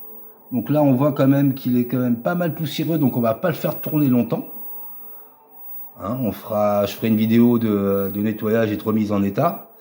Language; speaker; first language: French; native; French